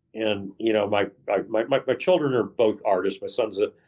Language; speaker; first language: English; native; English